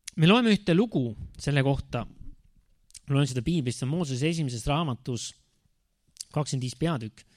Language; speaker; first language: Estonian; native; Estonian